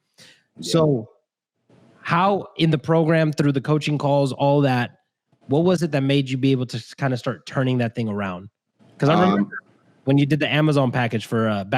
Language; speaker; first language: English; native; English